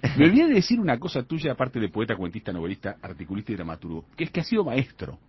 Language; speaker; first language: Spanish; native; Spanish